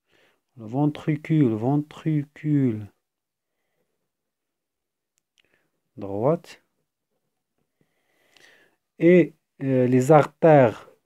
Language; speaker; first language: French; non-native, fluent; Arabic